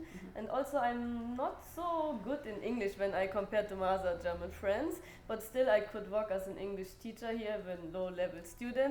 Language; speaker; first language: English; non-native, fluent; German